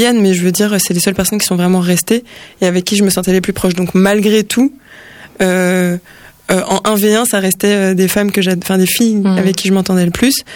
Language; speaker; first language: French; native; French